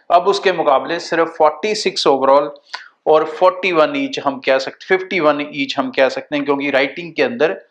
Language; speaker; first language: Hindi; non-native, local second language; Punjabi